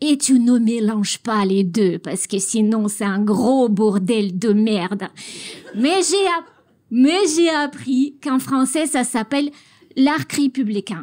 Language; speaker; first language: French; non-native, fluent; Russian